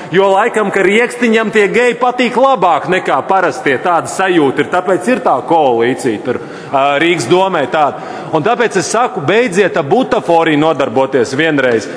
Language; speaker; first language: Latvian; native; Latvian